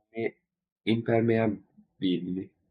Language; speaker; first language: Italian; non-native, learner; English